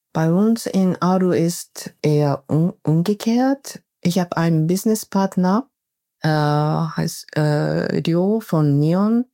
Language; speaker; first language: German; non-native, fluent; Japanese